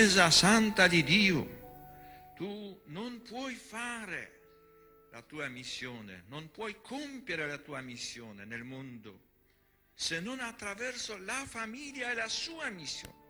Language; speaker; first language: Italian; non-native, fluent; Polish